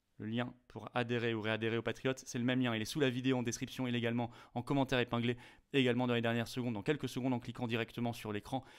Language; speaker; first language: French; native; French